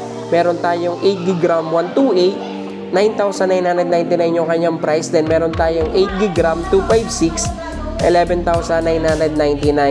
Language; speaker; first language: Filipino; native; Filipino